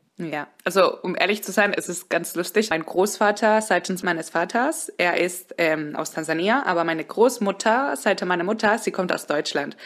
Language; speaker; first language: German; early bilingual, heritage; Spanish